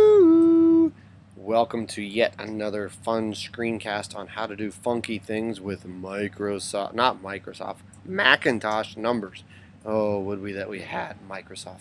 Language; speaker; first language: English; native; English